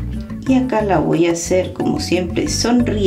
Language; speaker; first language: Spanish; native; Spanish